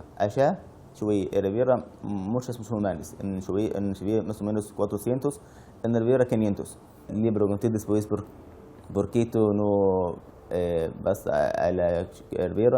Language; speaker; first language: Spanish; non-native, learner; Arabic